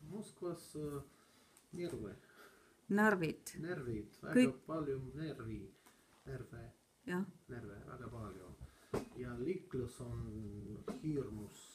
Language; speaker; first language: Estonian; non-native, learner; Russian